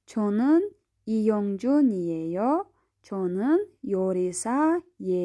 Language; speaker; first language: Korean; non-native, fluent; Kyrgyz